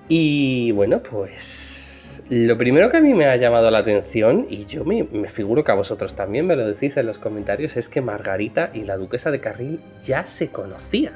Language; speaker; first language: Spanish; native; Spanish